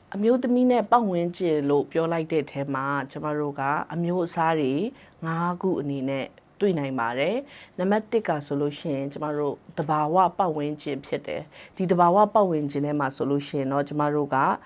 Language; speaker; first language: Burmese; non-native, local second language; Kachin